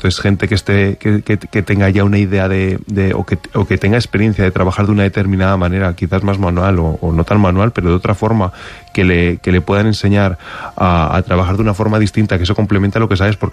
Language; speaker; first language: Spanish; native; Spanish